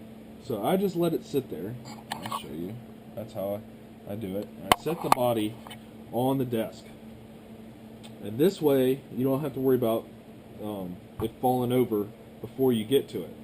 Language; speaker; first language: English; native; English